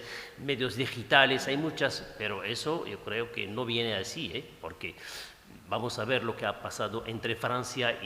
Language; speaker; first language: Spanish; non-native, fluent; Arabic